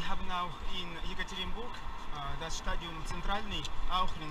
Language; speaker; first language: German; non-native, learner; Russian